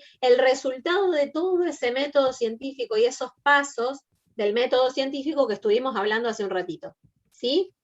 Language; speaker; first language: Spanish; native; Spanish